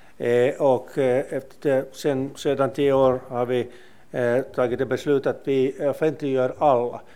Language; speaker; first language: Swedish; non-native, local second language; Finnish